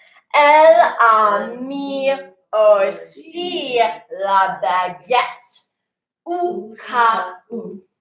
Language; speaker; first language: French; non-native, learner; English